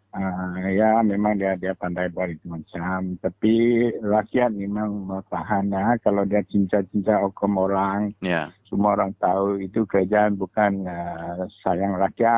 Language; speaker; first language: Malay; non-native, local second language; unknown